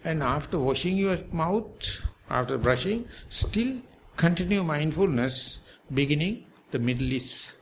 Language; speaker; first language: English; non-native, local second language; Sinhala